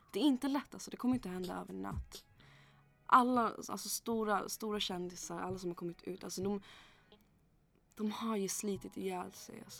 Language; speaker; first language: Swedish; early bilingual, other home language; English